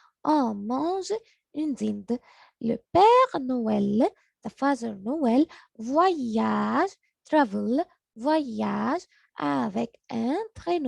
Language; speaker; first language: French; non-native, learner; Arabic